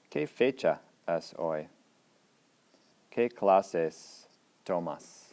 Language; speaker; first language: Spanish; non-native, fluent; English